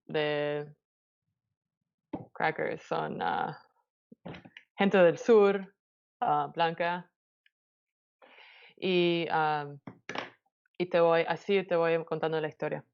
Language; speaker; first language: Spanish; early bilingual, heritage; Spanish